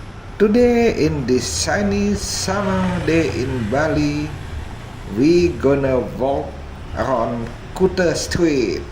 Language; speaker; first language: English; non-native, fluent; Indonesian